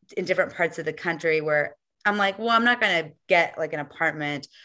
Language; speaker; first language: English; native; English